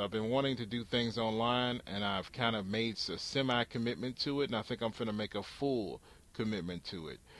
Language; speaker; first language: English; native; English